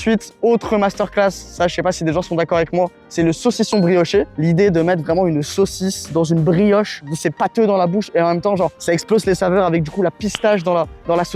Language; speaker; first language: French; native; French